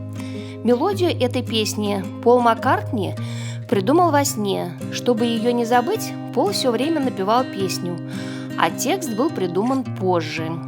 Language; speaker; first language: Russian; native; Russian